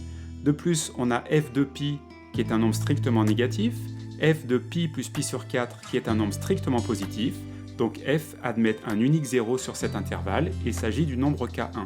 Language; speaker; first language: French; native; French